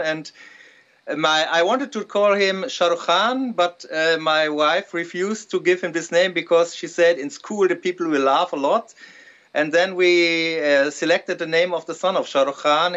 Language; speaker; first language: English; non-native, fluent; German